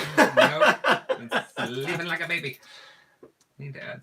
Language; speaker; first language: English; native; English